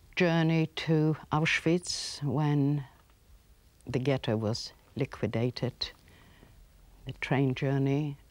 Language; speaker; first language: English; early bilingual, other home language; Polish